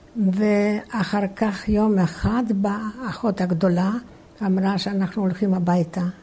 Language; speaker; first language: Hebrew; non-native, fluent; Polish